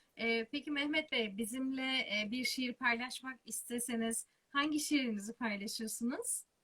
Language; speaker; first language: Turkish; native; Turkish